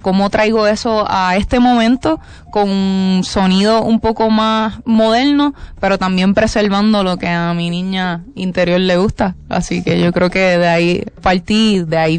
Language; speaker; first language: Spanish; native; Spanish